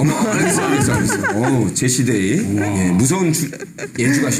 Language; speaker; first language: Korean; native; Korean